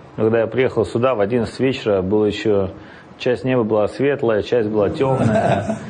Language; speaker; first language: Russian; native; Russian